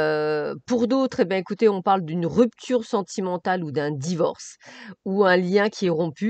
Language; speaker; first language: French; native; French